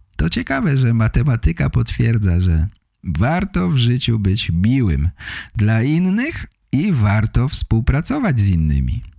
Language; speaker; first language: Polish; native; Polish